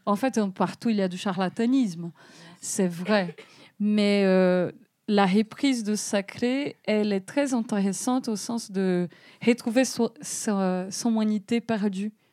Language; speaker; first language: French; non-native, fluent; Portuguese